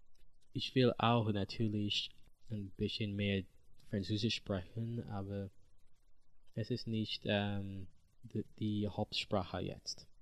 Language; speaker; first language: German; non-native, learner; English